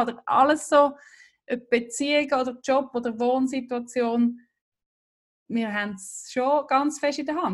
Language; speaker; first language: German; native; German